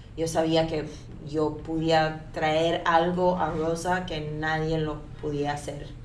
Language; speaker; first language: Spanish; early bilingual, heritage; Spanish